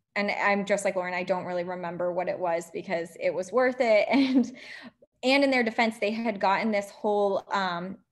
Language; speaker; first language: English; native; English